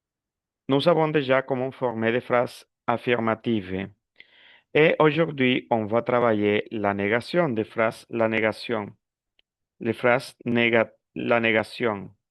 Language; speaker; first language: French; non-native, fluent; Spanish